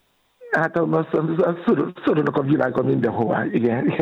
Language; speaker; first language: Hungarian; non-native, fluent; Yoruba